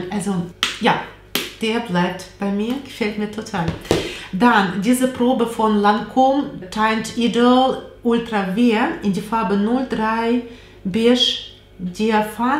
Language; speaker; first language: German; non-native, learner; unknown